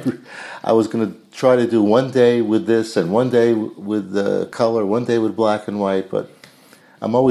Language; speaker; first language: English; native; English